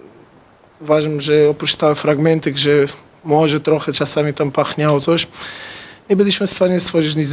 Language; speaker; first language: Polish; non-native, fluent; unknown